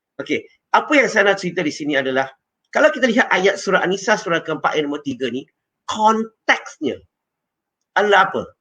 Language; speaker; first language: Malay; non-native, local second language; Chinese